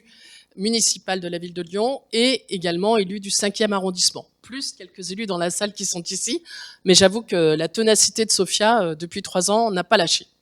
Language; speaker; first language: French; native; French